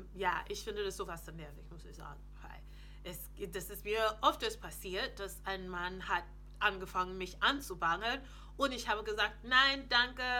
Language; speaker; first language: German; non-native, fluent; English